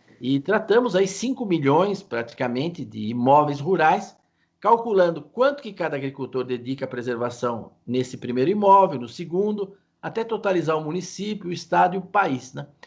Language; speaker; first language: Portuguese; native; Portuguese